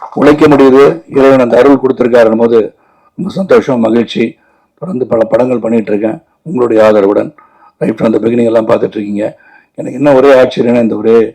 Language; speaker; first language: Tamil; native; Tamil